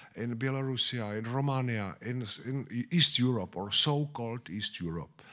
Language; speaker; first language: English; non-native, learner; Czech